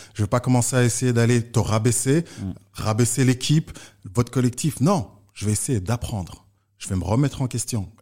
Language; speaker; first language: French; native; French